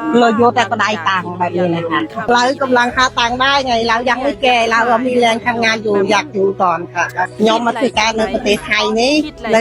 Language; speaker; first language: Thai; non-native, fluent; Khmer